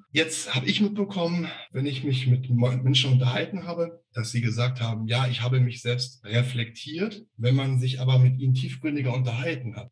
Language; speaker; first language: German; native; German